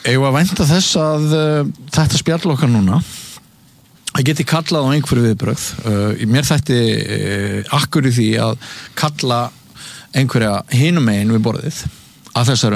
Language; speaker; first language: Icelandic; native; Icelandic